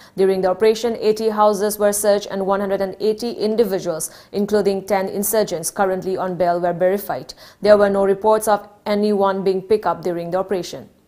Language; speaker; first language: English; non-native, local second language; Manipuri